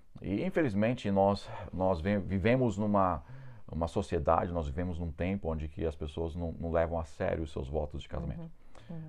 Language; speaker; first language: Portuguese; non-native, fluent; English